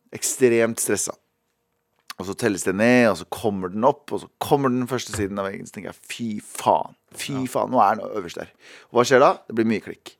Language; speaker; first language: Norwegian; early bilingual, other home language; Kurdish